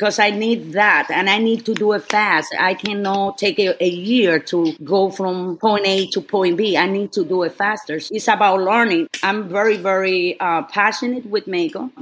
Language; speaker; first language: English; non-native, fluent; Spanish